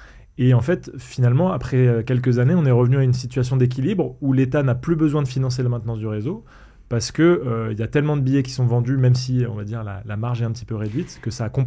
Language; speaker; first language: French; native; French